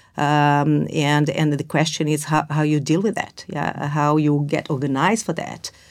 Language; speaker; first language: English; non-native, fluent; Portuguese